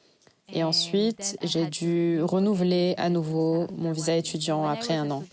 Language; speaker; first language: French; non-native, fluent; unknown